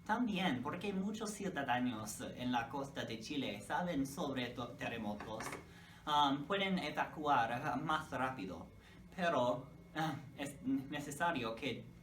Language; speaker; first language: Spanish; non-native, learner; English